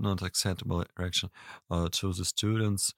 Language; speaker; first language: English; non-native, learner; Russian